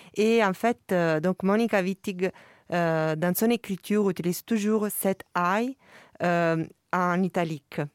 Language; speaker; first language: French; non-native, fluent; Italian